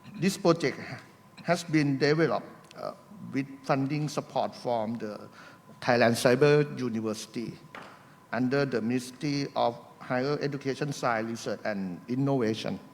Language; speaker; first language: English; non-native, fluent; Thai